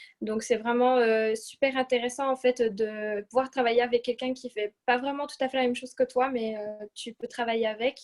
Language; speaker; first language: French; early bilingual, other home language; Portuguese